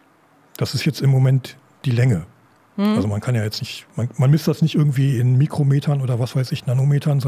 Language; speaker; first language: German; native; German